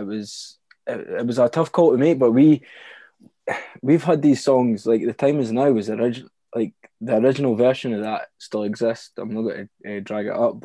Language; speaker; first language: English; native; English